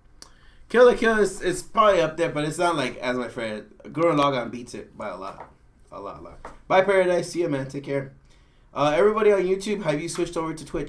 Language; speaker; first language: English; native; English